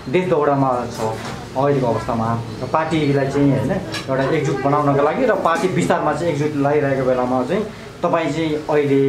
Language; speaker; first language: Nepali; native; Nepali